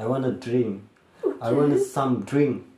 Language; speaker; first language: English; non-native, learner; Indonesian